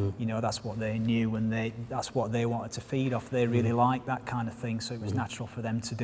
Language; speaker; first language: English; native; English